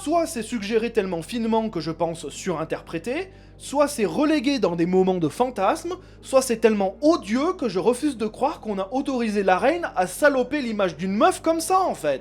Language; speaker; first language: French; native; French